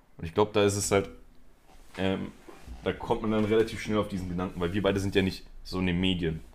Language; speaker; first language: German; early bilingual, other home language; Spanish